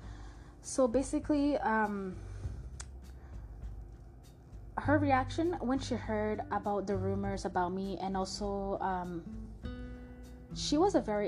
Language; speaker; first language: English; non-native, fluent; French